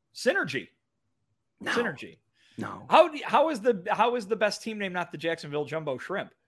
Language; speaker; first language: English; native; English